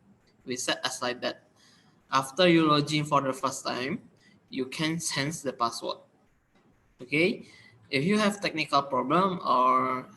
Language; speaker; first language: English; non-native, learner; Indonesian